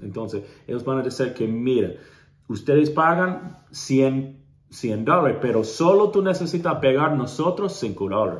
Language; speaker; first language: Spanish; non-native, learner; English